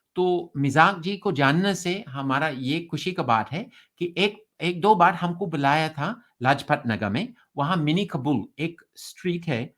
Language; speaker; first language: Hindi; non-native, learner; English